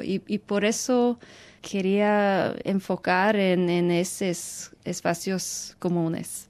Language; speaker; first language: Spanish; non-native, fluent; English